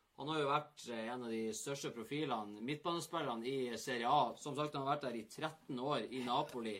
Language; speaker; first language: Norwegian; native; Norwegian